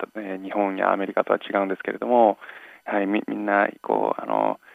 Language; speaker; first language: Japanese; early bilingual, other home language; English